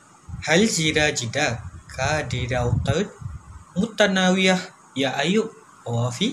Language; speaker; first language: Arabic; non-native, learner; Malay